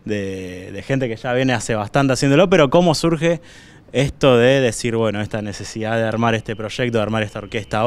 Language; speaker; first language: Spanish; native; Spanish